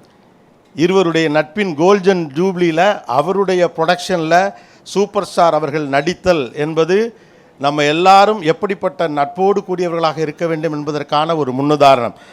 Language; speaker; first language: Tamil; native; Tamil